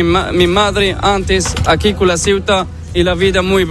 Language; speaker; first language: Spanish; non-native, learner; Arabic